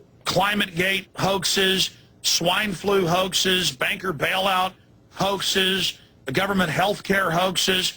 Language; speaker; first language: English; native; English